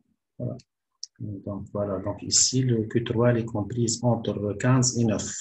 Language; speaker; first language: French; non-native, local second language; Arabic